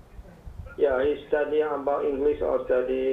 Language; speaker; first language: English; non-native, learner; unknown